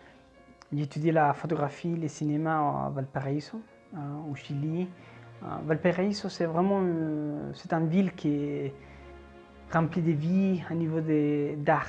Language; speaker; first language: French; non-native, fluent; Spanish